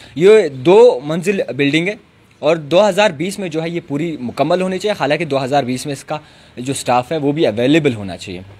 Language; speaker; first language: Urdu; non-native, local second language; Kashmiri